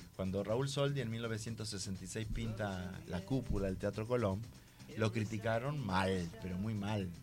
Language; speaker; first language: Spanish; native; Spanish